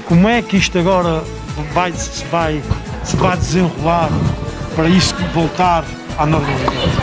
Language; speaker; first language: Portuguese; native; Portuguese